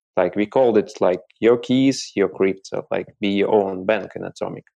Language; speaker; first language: English; non-native, learner; Russian